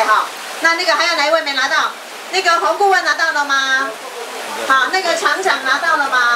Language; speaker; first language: Chinese; native; Chinese